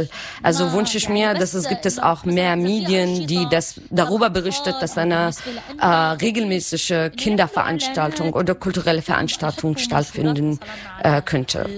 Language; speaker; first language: German; non-native, learner; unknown